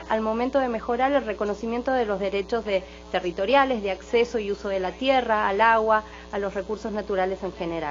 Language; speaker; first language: Spanish; native; Spanish